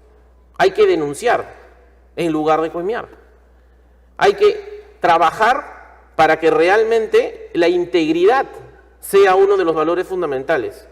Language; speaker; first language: Spanish; native; Spanish